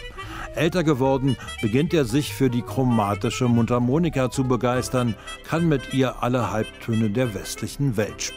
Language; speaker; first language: German; native; German